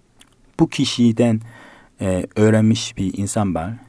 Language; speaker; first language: Turkish; non-native, fluent; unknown